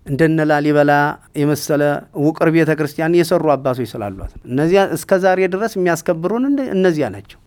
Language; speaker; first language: Amharic; native; Amharic